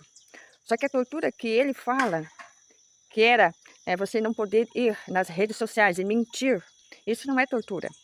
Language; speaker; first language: Portuguese; native; Portuguese